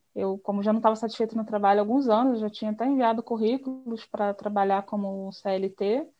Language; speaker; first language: Portuguese; native; Portuguese